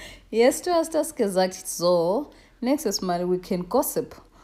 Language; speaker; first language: German; non-native, learner; North Ndebele